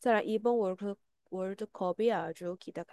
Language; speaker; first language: Korean; non-native, fluent; Chinese